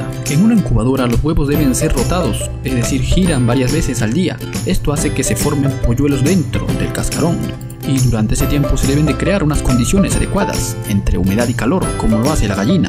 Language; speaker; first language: Spanish; native; Spanish